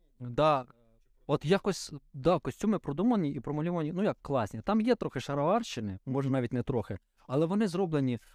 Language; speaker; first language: Ukrainian; native; Ukrainian